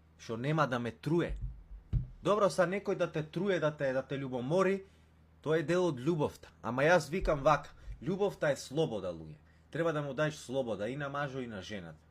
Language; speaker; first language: Macedonian; non-native, local second language; Romany